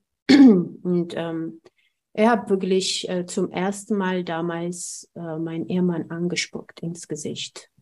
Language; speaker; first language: German; non-native, fluent; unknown